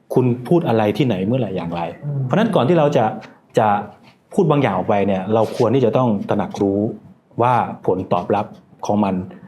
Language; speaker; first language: Thai; native; Thai